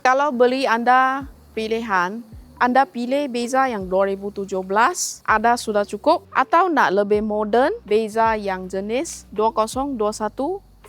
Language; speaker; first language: Malay; native; Malay